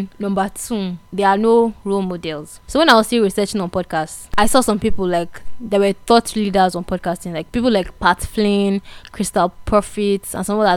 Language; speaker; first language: English; non-native, local second language; Igbo